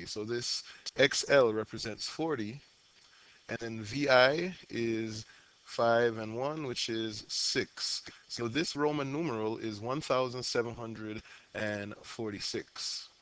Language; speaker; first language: English; native; English